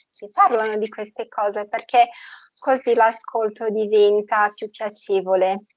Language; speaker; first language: Italian; non-native, fluent; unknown